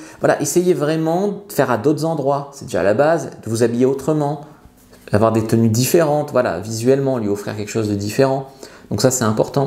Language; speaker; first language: French; native; French